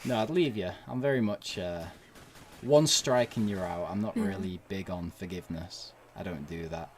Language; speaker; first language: English; native; English